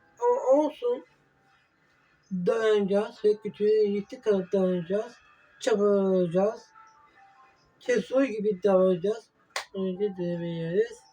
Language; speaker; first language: Turkish; non-native, learner; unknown